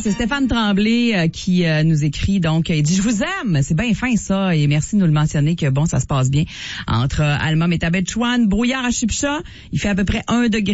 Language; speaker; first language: French; native; French